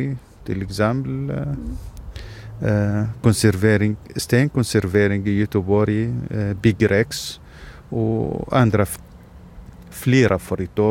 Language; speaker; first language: Swedish; non-native, fluent; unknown